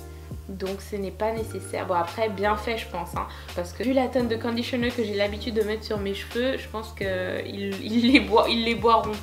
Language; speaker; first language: French; native; French